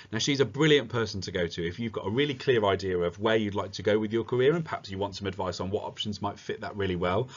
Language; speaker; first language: English; native; English